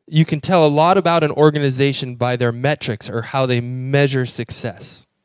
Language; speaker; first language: English; native; English